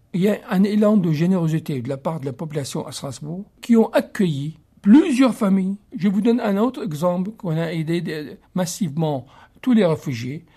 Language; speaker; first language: French; non-native, fluent; Arabic